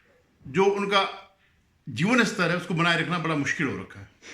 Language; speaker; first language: Hindi; native; Hindi